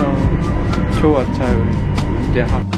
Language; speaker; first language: Korean; non-native, learner; Japanese